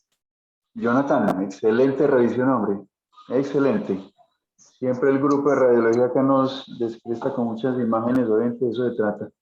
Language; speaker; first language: Spanish; native; Spanish